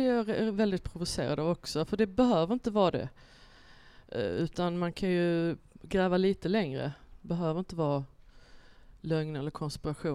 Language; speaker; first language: Swedish; native; Swedish